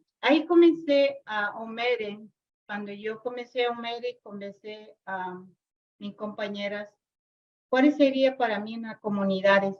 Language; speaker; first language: Spanish; non-native, local second language; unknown